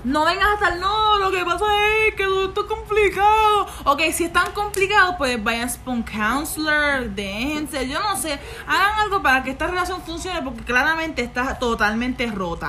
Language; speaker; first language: Spanish; native; Spanish